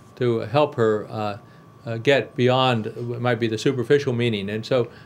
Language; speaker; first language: English; native; English